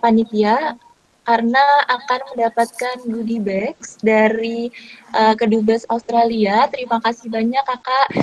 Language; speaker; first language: Indonesian; native; Indonesian